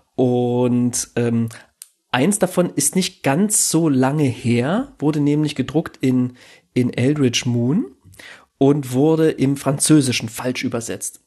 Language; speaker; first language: German; native; German